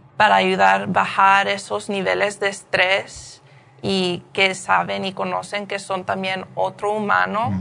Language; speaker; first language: Spanish; early bilingual, heritage; Spanish